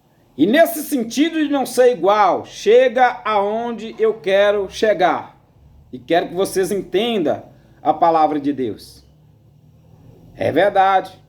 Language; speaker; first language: Portuguese; native; Portuguese